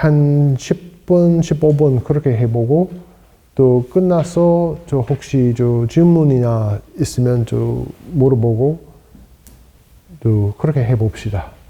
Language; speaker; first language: Korean; non-native, fluent; English